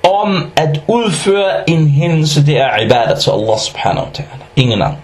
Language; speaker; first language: Danish; non-native, fluent; Arabic